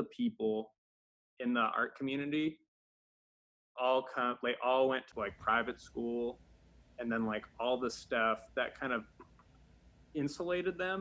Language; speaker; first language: English; native; English